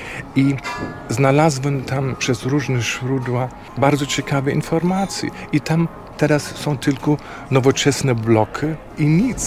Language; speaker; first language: Polish; non-native, fluent; German